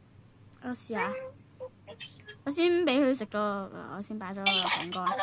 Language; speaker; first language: Chinese; native; Chinese